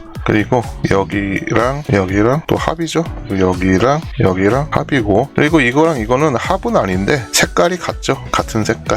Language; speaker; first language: Korean; native; Korean